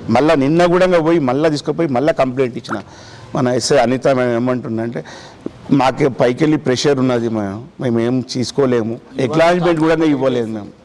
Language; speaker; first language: Telugu; native; Telugu